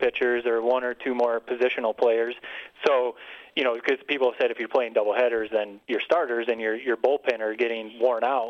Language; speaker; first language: English; native; English